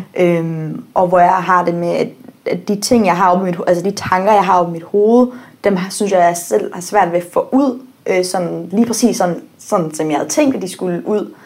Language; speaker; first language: Danish; early bilingual, heritage; English